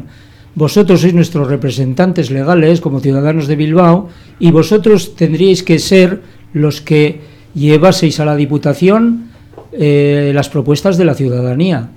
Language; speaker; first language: Spanish; native; Spanish